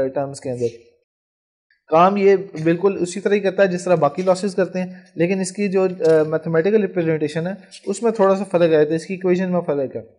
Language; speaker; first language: Urdu; non-native, local second language; Punjabi